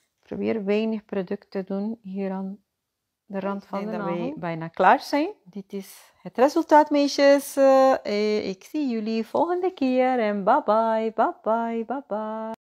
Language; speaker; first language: Dutch; non-native, fluent; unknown